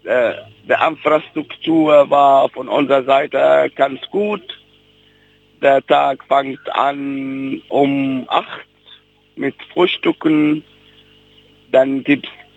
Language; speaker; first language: German; non-native, fluent; Arabic